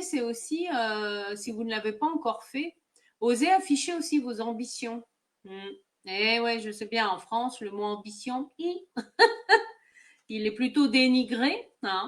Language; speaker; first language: French; native; French